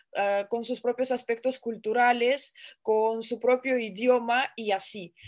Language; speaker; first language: Spanish; non-native, fluent; Russian